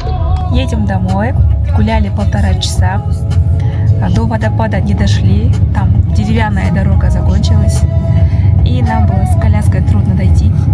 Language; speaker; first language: Russian; non-native, local second language; Kazakh